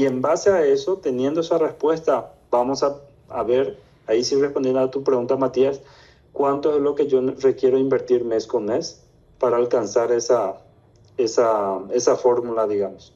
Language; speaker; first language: Spanish; native; Spanish